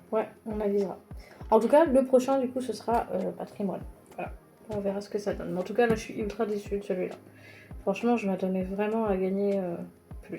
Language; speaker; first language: French; native; French